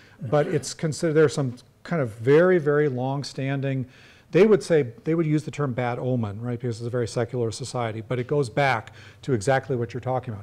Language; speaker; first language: English; native; English